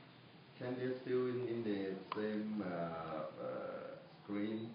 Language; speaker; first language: English; non-native, fluent; Thai